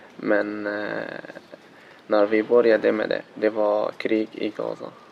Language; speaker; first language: Swedish; non-native, learner; Arabic